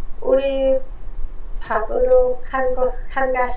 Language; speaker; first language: Korean; non-native, learner; Vietnamese